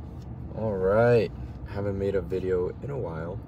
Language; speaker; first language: English; native; English